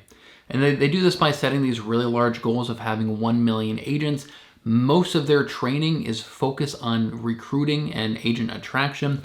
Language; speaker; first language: English; native; English